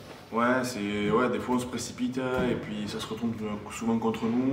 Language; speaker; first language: French; native; French